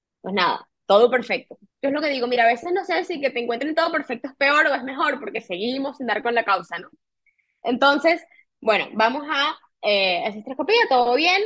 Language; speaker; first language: Spanish; native; Spanish